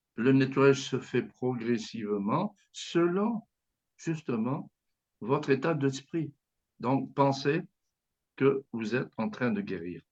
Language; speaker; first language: French; native; French